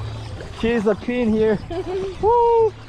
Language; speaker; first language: English; non-native, fluent; Korean